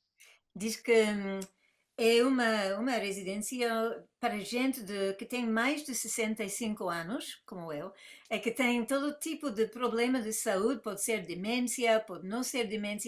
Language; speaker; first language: Portuguese; non-native, fluent; English